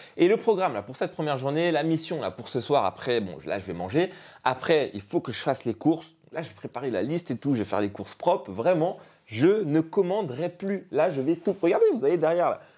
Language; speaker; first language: French; native; French